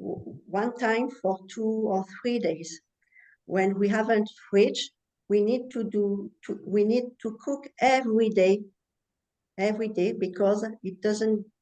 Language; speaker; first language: English; non-native, learner; French